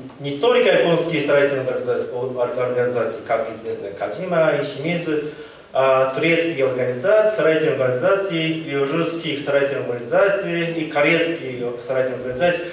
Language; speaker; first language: Russian; non-native, learner; Japanese